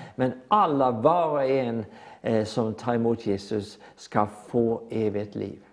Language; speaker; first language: Swedish; non-native, fluent; Norwegian